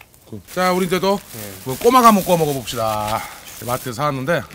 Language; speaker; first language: Korean; native; Korean